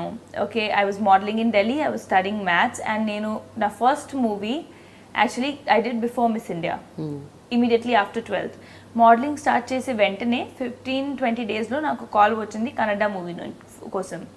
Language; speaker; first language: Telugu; non-native, fluent; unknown